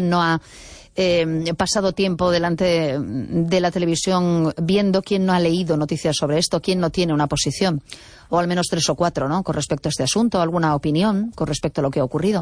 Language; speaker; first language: Spanish; native; Spanish